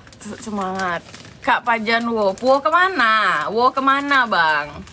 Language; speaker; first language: Indonesian; native; Indonesian